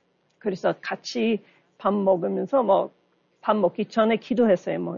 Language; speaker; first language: Korean; non-native, learner; English